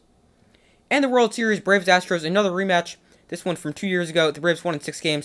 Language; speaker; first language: English; native; English